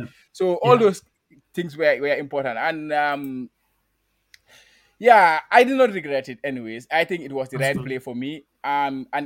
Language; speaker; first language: English; non-native, local second language; Wolof